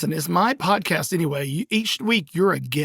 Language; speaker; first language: English; native; English